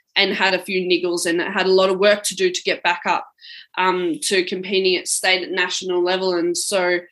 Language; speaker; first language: English; native; English